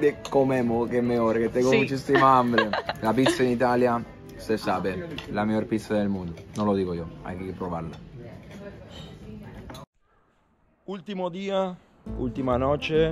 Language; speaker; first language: Spanish; non-native, fluent; Italian